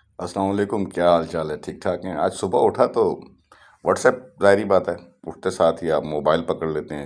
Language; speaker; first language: Urdu; non-native, local second language; Punjabi